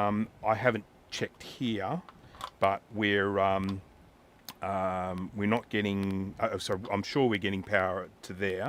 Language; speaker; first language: English; native; English